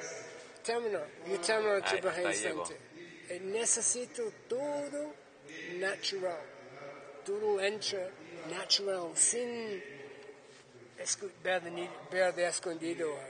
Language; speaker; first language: Spanish; non-native, learner; English